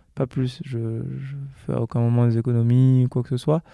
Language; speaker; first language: French; native; French